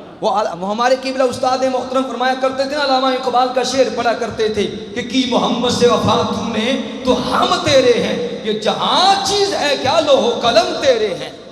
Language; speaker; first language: Urdu; non-native, local second language; Punjabi